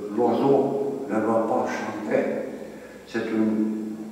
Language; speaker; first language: French; non-native, learner; Estonian